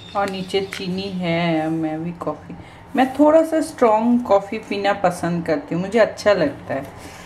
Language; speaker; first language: Hindi; non-native, local second language; Bangla